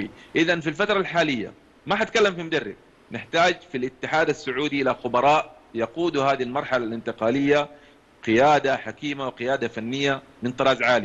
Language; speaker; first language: Arabic; native; Arabic